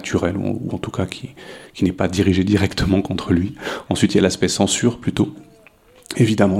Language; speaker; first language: French; native; French